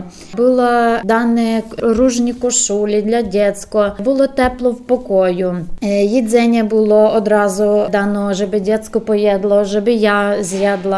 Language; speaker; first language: Polish; non-native, learner; Ukrainian